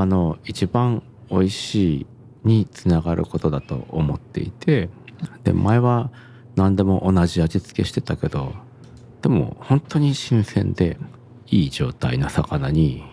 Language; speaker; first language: Japanese; native; Japanese